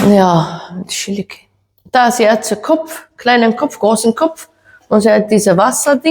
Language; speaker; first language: German; non-native, fluent; Arabic